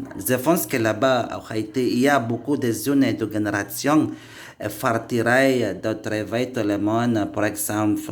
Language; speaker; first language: French; non-native, learner; Indonesian